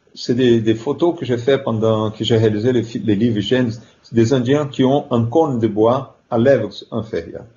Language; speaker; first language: French; non-native, fluent; Portuguese